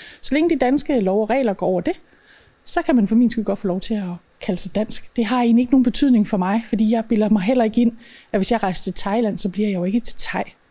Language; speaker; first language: Danish; non-native, fluent; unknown